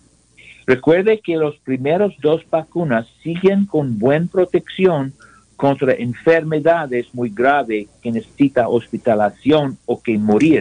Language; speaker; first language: Spanish; non-native, learner; English